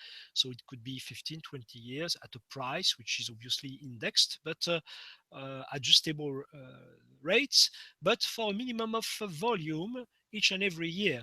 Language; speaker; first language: English; non-native, fluent; French